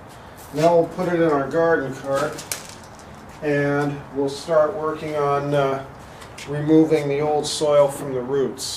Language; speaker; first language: English; native; English